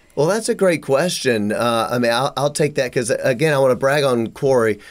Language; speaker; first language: English; native; English